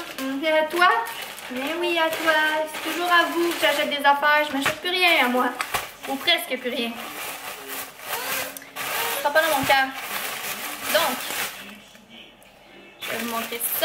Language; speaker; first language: French; native; French